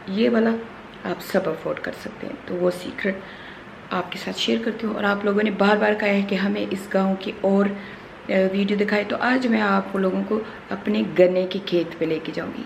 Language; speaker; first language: Urdu; non-native, local second language; Pashto